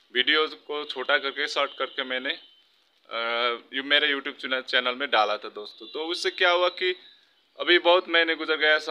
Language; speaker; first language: Hindi; non-native, local second language; Nepali